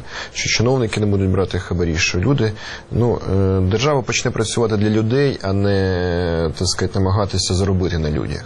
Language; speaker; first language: Ukrainian; native; Ukrainian